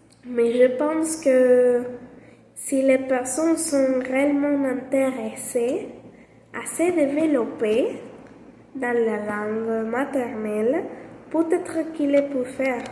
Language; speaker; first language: French; non-native, learner; Spanish